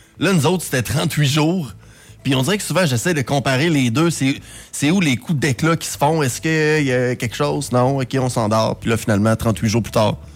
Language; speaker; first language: French; native; French